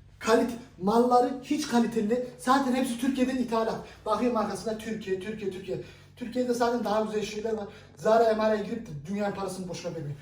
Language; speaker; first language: Turkish; early bilingual, heritage; Turkish